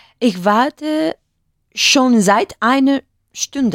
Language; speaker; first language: German; non-native, learner; Spanish